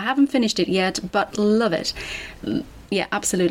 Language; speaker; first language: English; non-native, fluent; Romanian